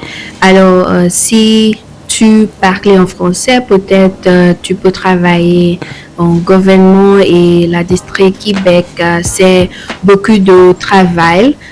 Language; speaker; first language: French; non-native, learner; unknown